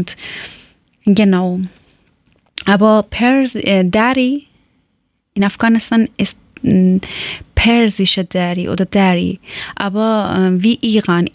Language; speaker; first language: German; non-native, learner; Persian